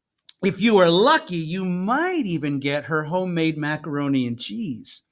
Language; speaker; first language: English; native; English